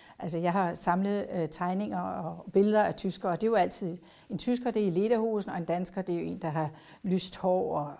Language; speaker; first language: Danish; native; Danish